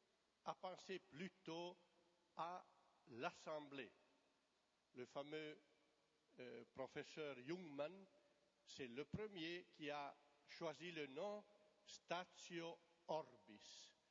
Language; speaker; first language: French; non-native, fluent; Italian